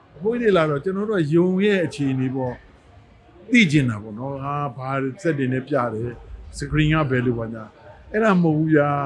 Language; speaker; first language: Burmese; native; Burmese